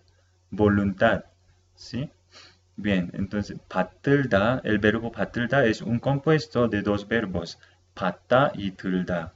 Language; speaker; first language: Spanish; non-native, fluent; Korean